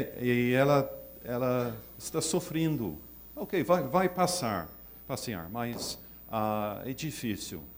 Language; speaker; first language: Portuguese; non-native, learner; English